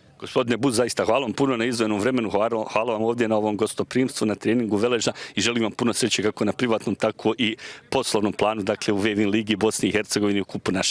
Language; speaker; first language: Bosnian; native; Bosnian